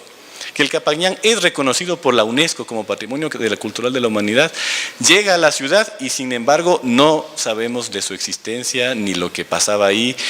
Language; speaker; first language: Spanish; native; Spanish